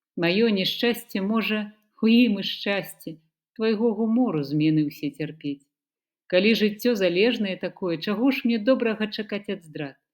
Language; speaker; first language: Belarusian; non-native, local second language; Russian